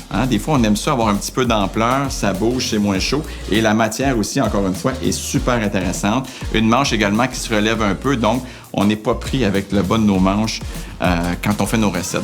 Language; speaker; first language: French; native; French